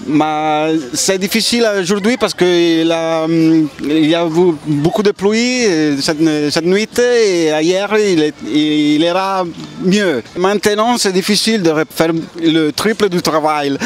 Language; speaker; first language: French; non-native, learner; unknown